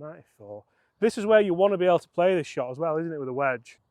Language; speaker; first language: English; native; English